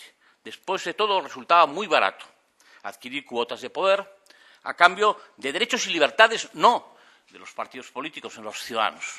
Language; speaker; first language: Spanish; native; Spanish